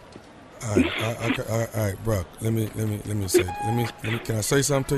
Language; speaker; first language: English; native; English